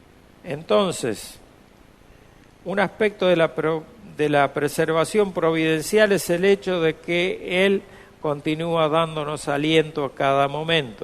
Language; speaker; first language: Spanish; native; Spanish